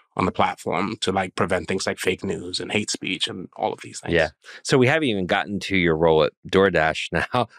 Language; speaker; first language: English; native; English